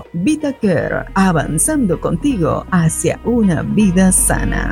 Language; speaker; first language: Spanish; native; Spanish